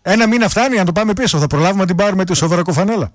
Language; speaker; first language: Greek; native; Greek